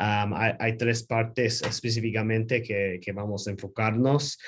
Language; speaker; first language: Spanish; non-native, learner; English